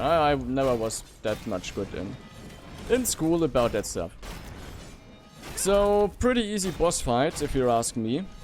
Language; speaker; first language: English; non-native, fluent; German